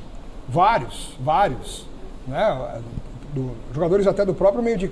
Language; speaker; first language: Portuguese; native; Portuguese